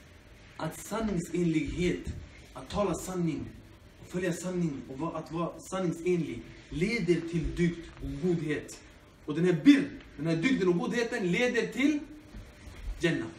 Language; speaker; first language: Swedish; early bilingual, other home language; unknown